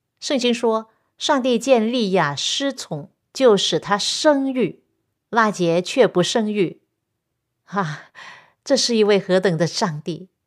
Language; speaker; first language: Chinese; non-native, local second language; Cantonese